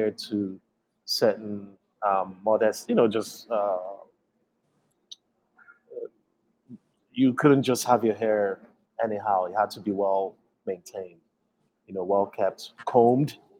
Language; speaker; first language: English; non-native, local second language; Igbo